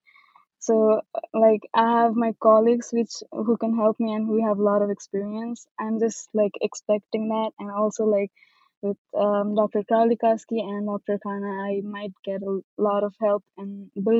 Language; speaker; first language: English; non-native, local second language; Nepali